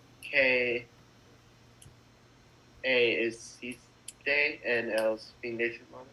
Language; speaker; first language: Spanish; non-native, learner; English